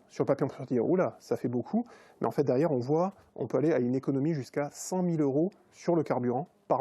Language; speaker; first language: French; native; French